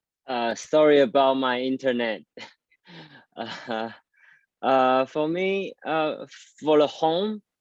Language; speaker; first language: English; non-native, learner; Chinese